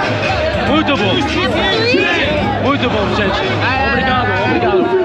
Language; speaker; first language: Portuguese; non-native, learner; Swiss German